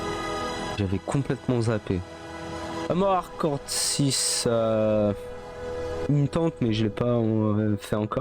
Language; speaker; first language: French; native; French